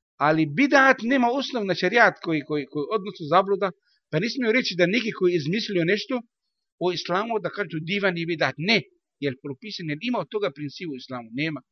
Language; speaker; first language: Bosnian; non-native, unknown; Arabic